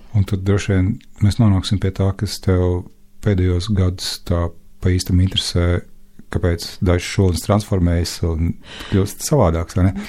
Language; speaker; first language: Latvian; native; Latvian